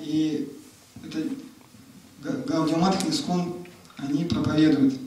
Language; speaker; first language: Russian; native; Russian